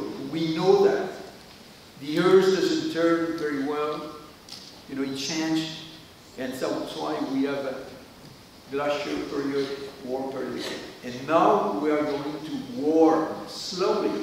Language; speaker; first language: English; non-native, learner; French